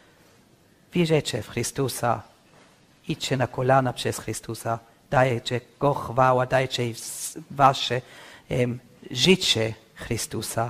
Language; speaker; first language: Polish; non-native, learner; English